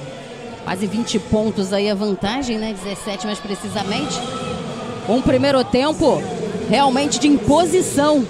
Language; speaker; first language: Portuguese; native; Portuguese